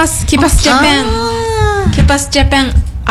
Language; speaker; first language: Indonesian; non-native, learner; Japanese